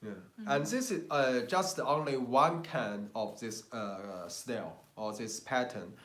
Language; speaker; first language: English; non-native, learner; Chinese